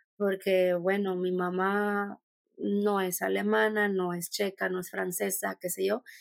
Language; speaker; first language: Spanish; native; Spanish